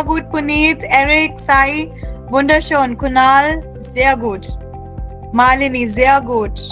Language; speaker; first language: German; non-native, fluent; Hindi